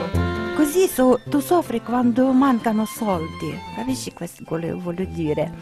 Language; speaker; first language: Italian; non-native, learner; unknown